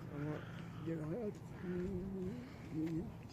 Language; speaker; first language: Turkish; native; Turkish